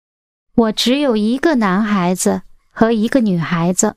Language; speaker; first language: Chinese; non-native, learner; English